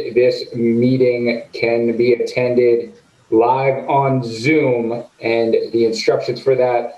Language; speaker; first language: English; native; English